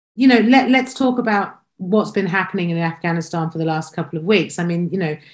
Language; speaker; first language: English; native; English